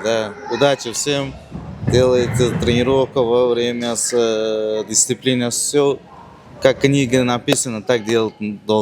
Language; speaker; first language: Russian; non-native, learner; Uzbek